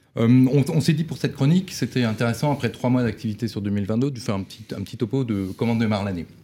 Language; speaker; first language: French; native; French